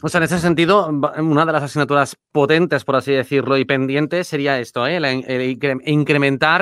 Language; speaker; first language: Spanish; native; Spanish